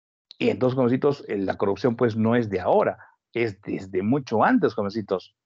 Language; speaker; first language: Spanish; native; Spanish